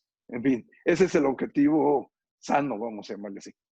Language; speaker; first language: Spanish; native; Spanish